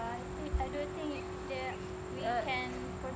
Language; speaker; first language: English; non-native, fluent; Malay